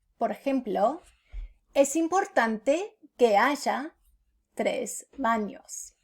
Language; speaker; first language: Spanish; non-native, fluent; English